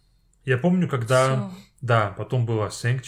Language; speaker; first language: Russian; non-native, fluent; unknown